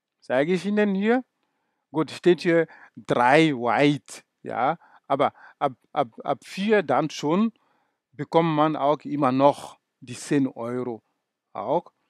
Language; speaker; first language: German; non-native, fluent; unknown